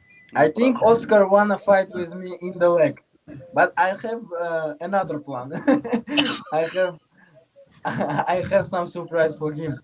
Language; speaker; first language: English; non-native, learner; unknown